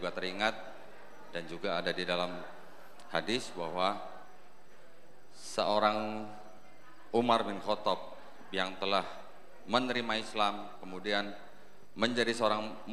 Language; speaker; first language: Indonesian; native; Indonesian